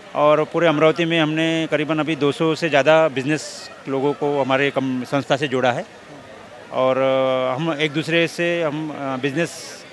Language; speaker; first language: Hindi; non-native, local second language; Marathi